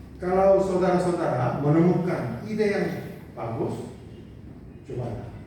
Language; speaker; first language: Indonesian; non-native, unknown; Korean